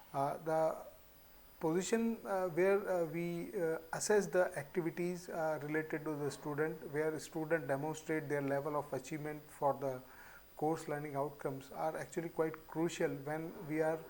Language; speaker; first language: English; non-native, local second language; Hindi